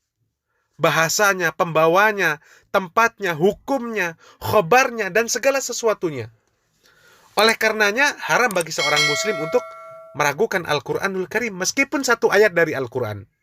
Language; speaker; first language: Indonesian; native; Indonesian